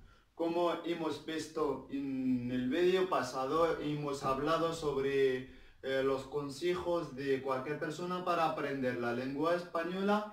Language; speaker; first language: Spanish; non-native, fluent; Arabic